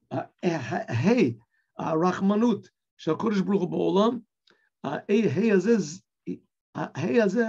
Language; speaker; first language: Hebrew; non-native, fluent; English